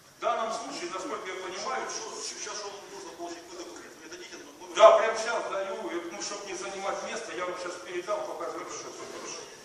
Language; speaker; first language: Russian; native; Russian